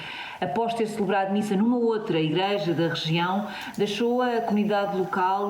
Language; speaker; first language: Portuguese; native; Portuguese